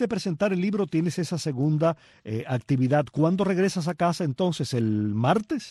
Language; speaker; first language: Spanish; native; Spanish